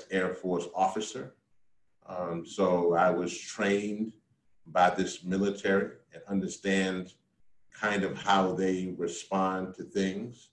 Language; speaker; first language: English; native; English